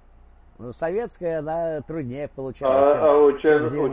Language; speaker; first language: Russian; native; Russian